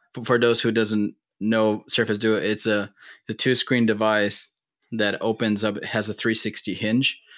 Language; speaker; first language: English; non-native, fluent; Portuguese